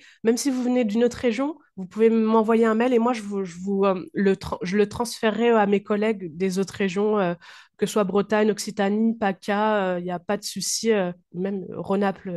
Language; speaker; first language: French; native; French